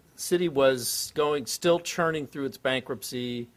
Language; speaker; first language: English; native; English